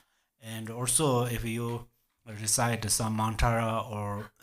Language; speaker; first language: English; non-native, learner; Tibetan